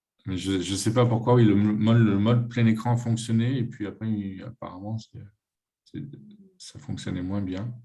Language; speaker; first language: French; native; French